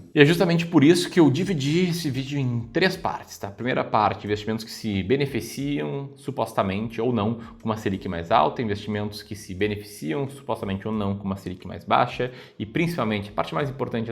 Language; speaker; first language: Portuguese; native; Portuguese